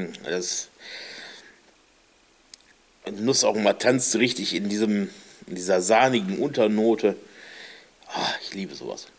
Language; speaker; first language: German; native; German